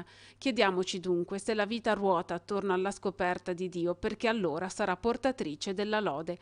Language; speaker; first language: Italian; native; Italian